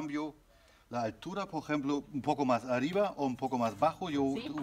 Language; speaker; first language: Spanish; non-native, learner; German